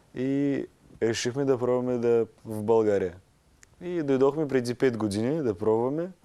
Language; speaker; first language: Bulgarian; non-native, fluent; Russian